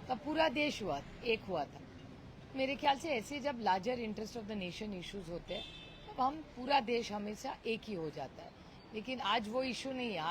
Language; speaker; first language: Hindi; non-native, local second language; Marathi